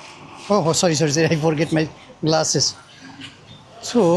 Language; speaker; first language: English; non-native, learner; Bangla